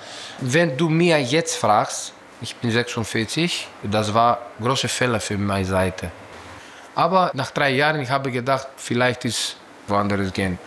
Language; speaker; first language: German; non-native, learner; Greek